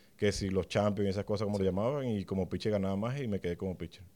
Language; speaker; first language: Spanish; native; Spanish